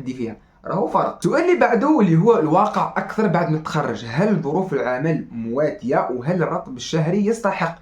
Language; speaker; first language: Arabic; native; Arabic